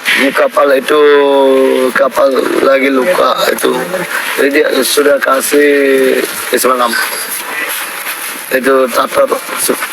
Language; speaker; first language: Indonesian; non-native, learner; Rohingya